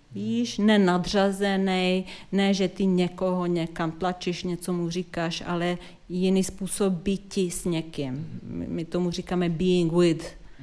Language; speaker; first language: Czech; non-native, fluent; Serbian